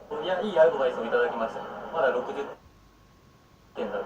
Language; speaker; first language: Japanese; native; Japanese